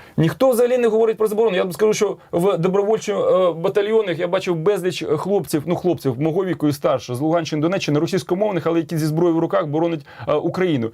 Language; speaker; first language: Ukrainian; native; Ukrainian